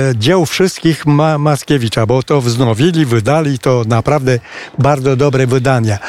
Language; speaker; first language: Polish; non-native, fluent; Romanian